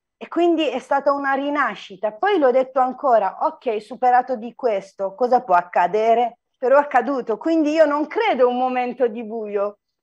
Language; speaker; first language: Italian; non-native, fluent; Turkish